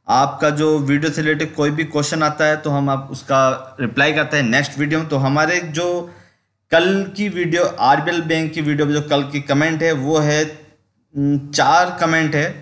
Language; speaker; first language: Hindi; native; Hindi